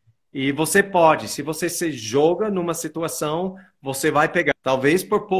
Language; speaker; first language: Portuguese; non-native, fluent; English